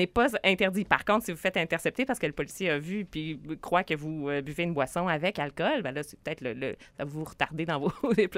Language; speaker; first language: French; native; French